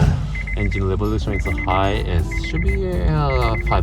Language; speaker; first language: English; non-native, learner; Japanese